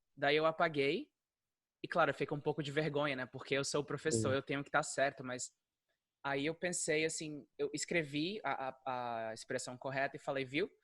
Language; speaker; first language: Portuguese; native; Portuguese